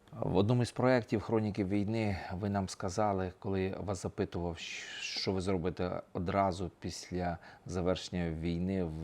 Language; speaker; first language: Ukrainian; native; Ukrainian